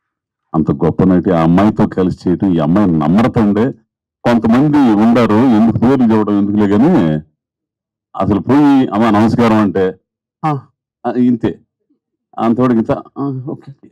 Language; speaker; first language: Telugu; native; Telugu